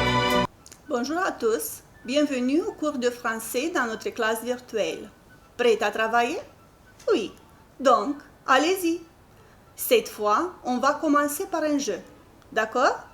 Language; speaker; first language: French; non-native, fluent; Romanian